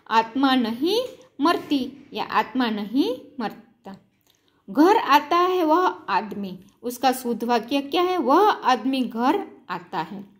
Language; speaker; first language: Hindi; non-native, local second language; Gujarati